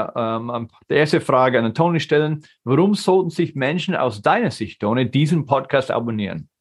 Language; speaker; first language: German; non-native, fluent; English